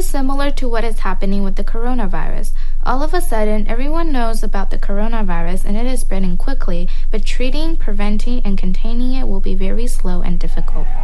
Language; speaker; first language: English; non-native, fluent; Spanish